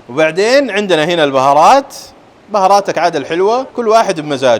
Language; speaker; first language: Arabic; native; Arabic